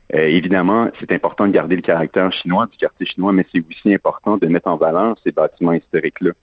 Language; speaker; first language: French; native; French